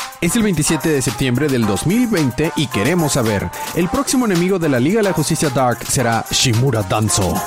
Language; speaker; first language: Spanish; native; Spanish